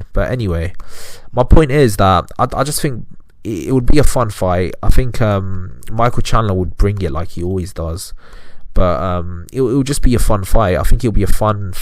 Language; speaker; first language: English; native; English